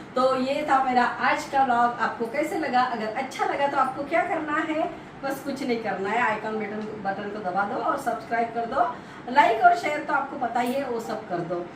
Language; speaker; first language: Hindi; non-native, local second language; Marathi